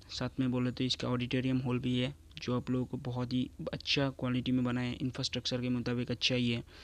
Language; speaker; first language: Hindi; non-native, local second language; Assamese